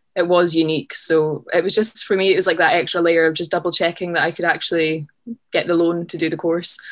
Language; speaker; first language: English; native; English